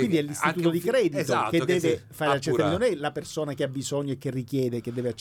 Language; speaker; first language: Italian; native; Italian